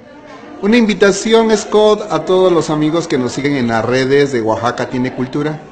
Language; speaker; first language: Spanish; native; Spanish